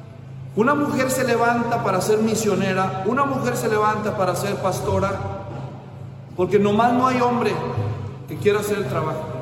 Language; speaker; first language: Spanish; native; Spanish